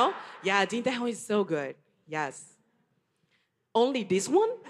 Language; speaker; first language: English; non-native, learner; Japanese